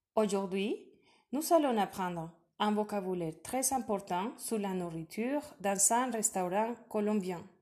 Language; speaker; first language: French; non-native, fluent; Spanish